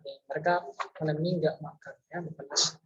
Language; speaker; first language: Indonesian; native; Indonesian